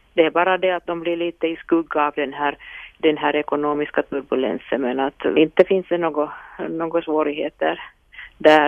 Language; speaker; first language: Swedish; non-native, local second language; Finnish